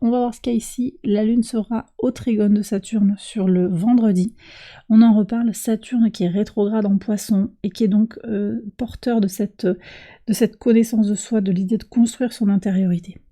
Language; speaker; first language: French; native; French